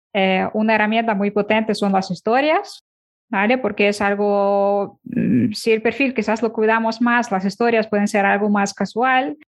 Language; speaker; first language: Spanish; non-native, fluent; Ukrainian